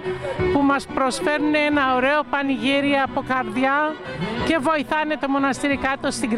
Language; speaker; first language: Greek; early bilingual, heritage; Greek